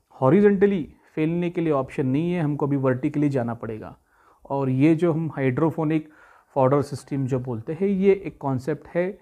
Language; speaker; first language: Hindi; non-native, local second language; Marathi